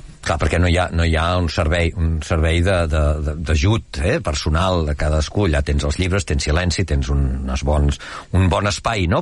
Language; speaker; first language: Catalan; native; Catalan